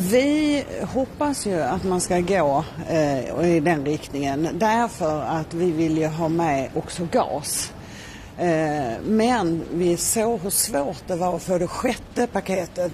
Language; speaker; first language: Swedish; native; Swedish